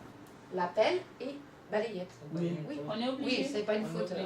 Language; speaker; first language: French; native; French